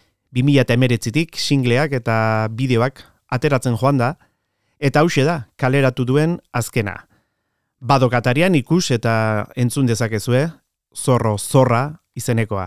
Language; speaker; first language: Basque; native; Basque